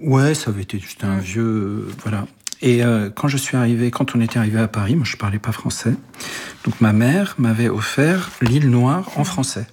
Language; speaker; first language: French; early bilingual, other home language; Arabic